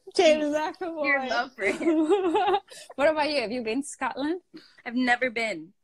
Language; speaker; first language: English; native; English